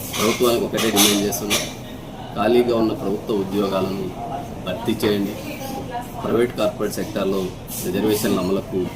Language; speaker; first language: Telugu; native; Telugu